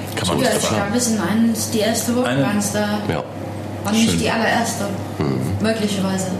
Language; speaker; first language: German; non-native, fluent; English